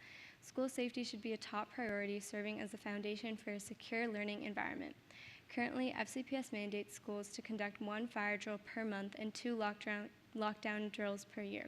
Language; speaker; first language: English; native; English